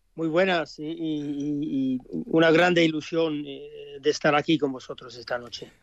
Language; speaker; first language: Spanish; early bilingual, heritage; English